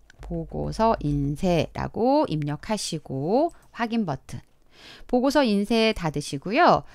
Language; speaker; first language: Korean; native; Korean